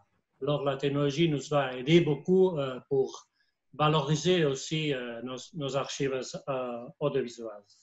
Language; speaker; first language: French; non-native, fluent; Spanish